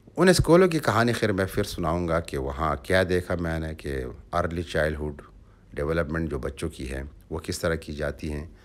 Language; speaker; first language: Urdu; non-native, local second language; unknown